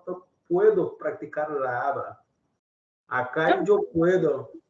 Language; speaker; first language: Spanish; non-native, learner; Portuguese